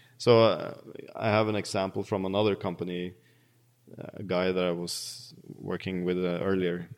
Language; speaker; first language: English; non-native, fluent; Norwegian